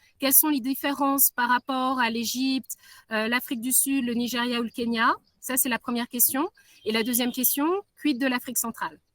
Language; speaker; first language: French; non-native, local second language; Swahili